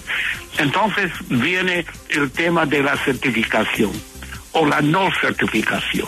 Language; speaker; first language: Spanish; non-native, fluent; English